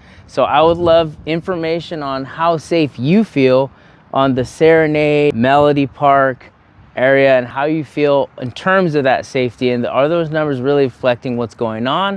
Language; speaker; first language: English; native; English